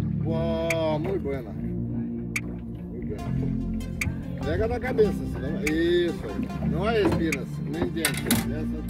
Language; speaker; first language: Spanish; non-native, learner; Portuguese